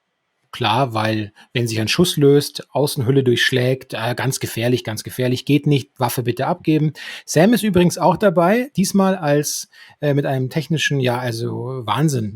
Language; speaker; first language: German; native; German